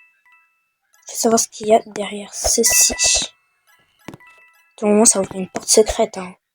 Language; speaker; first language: French; native; French